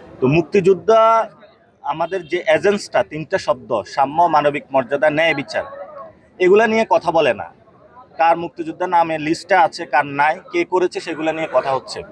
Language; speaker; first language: Bangla; native; Bangla